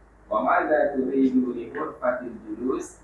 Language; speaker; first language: Arabic; non-native, learner; Indonesian